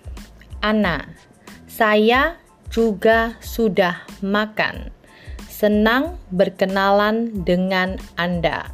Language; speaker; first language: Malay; non-native, fluent; Chinese